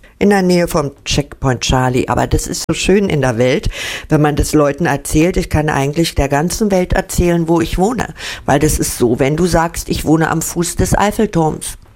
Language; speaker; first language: German; native; German